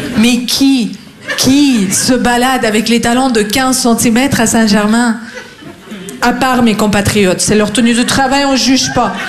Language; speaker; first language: French; non-native, fluent; Russian